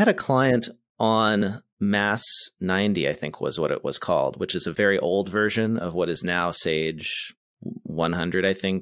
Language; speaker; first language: English; native; English